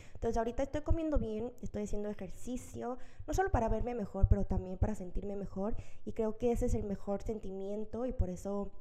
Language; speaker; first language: Spanish; early bilingual, other home language; Korean